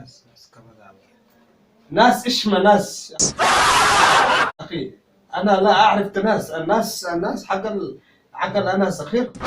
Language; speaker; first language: Arabic; non-native, learner; Somali